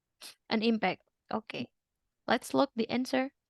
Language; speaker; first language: English; non-native, fluent; Indonesian